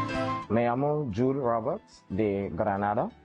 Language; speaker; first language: Spanish; non-native, learner; English